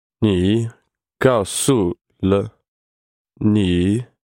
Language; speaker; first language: Chinese; non-native, learner; English